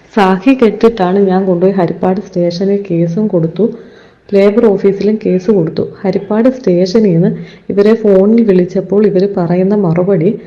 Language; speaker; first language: Malayalam; native; Malayalam